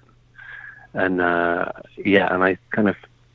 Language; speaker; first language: English; native; English